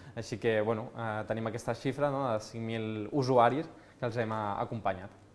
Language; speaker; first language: Catalan; native; Catalan